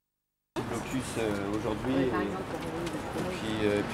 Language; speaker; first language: French; native; French